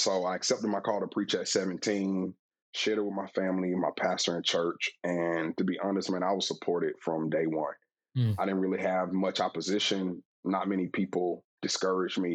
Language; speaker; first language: English; native; English